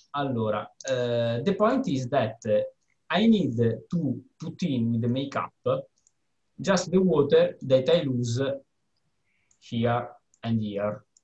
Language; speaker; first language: English; non-native, fluent; Italian